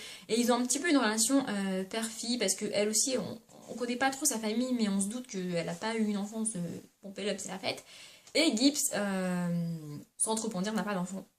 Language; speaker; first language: French; native; French